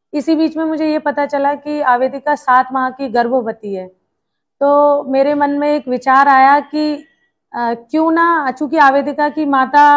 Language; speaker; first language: Hindi; native; Hindi